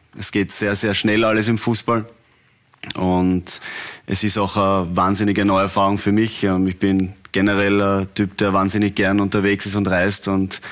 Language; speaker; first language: German; native; German